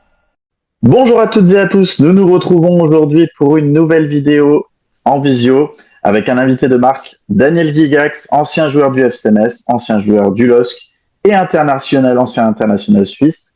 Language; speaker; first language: French; native; French